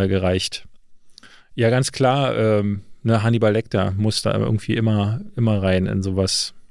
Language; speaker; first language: German; native; German